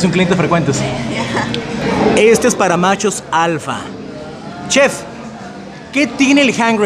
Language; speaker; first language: Spanish; native; Spanish